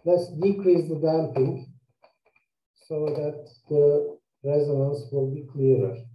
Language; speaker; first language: English; non-native, fluent; Turkish